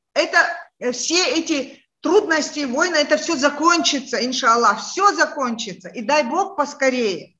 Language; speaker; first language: Russian; non-native, local second language; Chechen